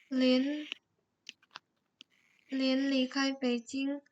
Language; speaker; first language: Chinese; non-native, learner; Indonesian